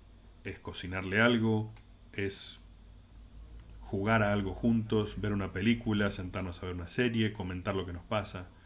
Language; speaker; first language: Spanish; native; Spanish